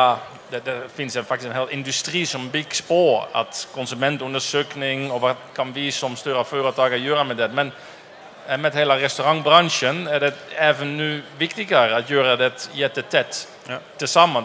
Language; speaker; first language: Swedish; non-native, fluent; Dutch